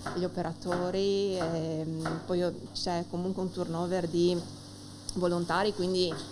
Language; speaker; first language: Italian; native; Italian